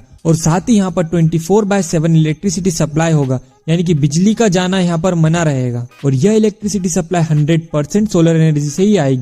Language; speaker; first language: Hindi; native; Hindi